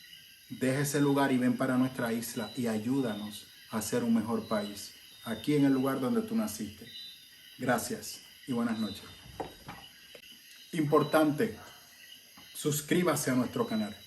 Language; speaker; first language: Spanish; native; Spanish